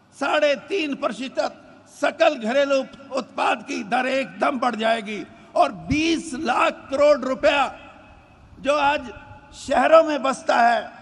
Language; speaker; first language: Hindi; native; Hindi